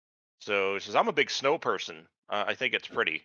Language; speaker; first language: English; native; English